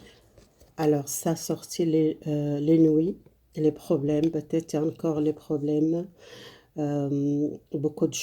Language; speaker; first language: French; non-native, fluent; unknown